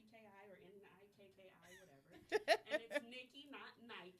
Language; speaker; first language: English; native; English